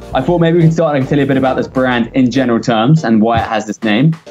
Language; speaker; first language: English; native; English